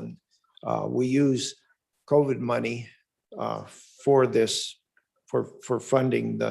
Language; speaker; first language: English; native; English